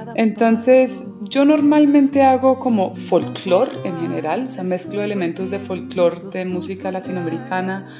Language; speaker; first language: Spanish; early bilingual, other home language; English